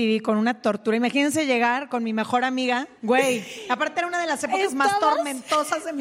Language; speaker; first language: Spanish; native; Spanish